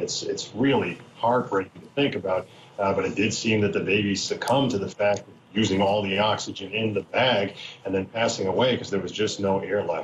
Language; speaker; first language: English; native; English